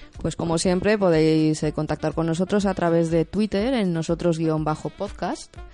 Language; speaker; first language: Spanish; native; Spanish